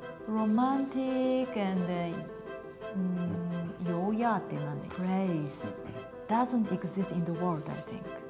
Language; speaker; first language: English; non-native, learner; Japanese